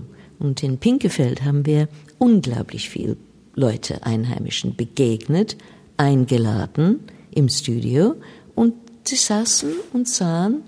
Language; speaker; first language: German; non-native, fluent; English